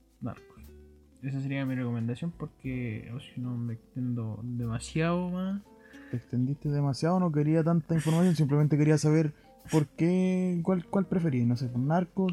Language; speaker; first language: Spanish; native; Spanish